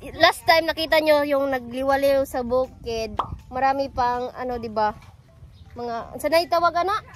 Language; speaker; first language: Filipino; non-native, local second language; Cebuano